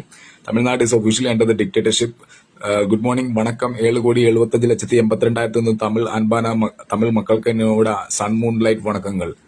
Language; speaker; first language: Tamil; non-native, learner; Malayalam